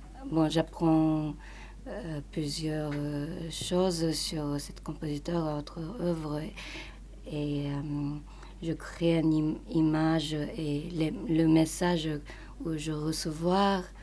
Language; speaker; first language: French; non-native, fluent; Japanese